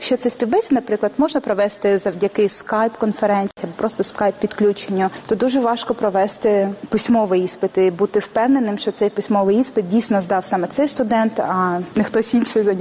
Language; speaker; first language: Ukrainian; native; Ukrainian